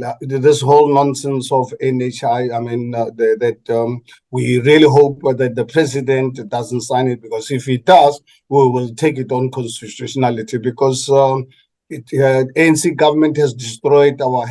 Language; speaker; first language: English; non-native, local second language; Northern Sotho